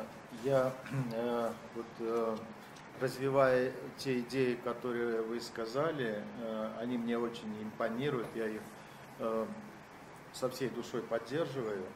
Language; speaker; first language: Russian; native; Russian